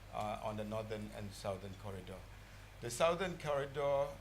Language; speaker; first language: English; non-native, local second language; Malay